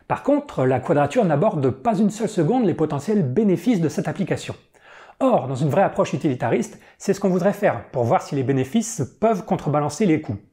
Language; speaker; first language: French; native; French